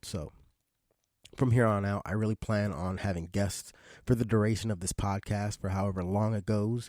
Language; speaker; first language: English; native; English